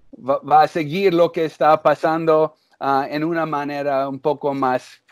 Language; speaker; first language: Spanish; early bilingual, heritage; English